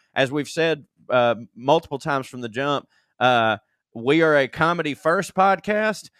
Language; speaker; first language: English; native; English